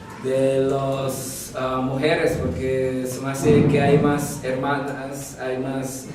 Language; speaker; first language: Spanish; non-native, fluent; Javanese